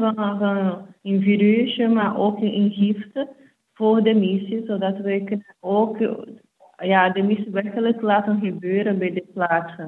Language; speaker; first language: Dutch; non-native, fluent; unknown